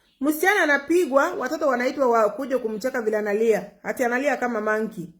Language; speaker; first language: Swahili; non-native, local second language; Gusii